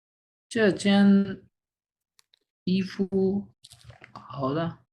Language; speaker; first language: Chinese; non-native, learner; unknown